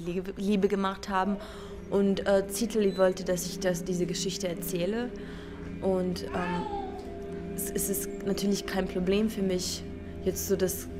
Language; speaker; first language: German; non-native, fluent; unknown